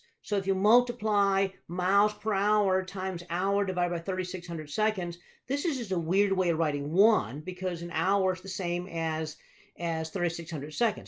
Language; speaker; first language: English; native; English